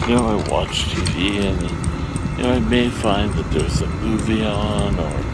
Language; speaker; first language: English; native; English